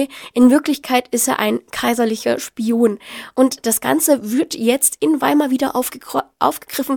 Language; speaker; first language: German; native; German